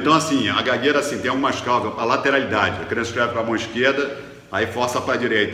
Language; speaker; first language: Portuguese; native; Portuguese